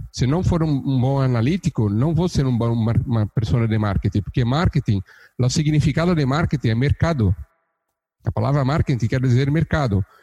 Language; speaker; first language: Portuguese; native; Portuguese